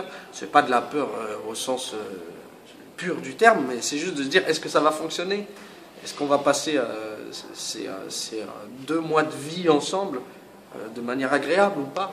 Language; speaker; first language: French; native; French